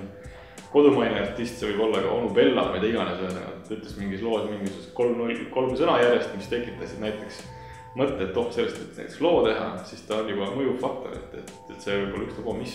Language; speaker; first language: Estonian; native; Estonian